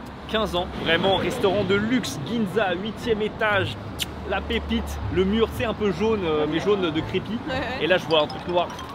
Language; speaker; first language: French; native; French